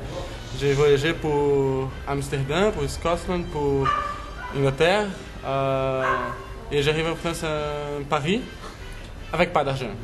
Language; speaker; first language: French; non-native, learner; Portuguese